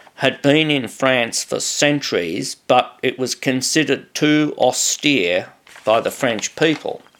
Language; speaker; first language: English; native; English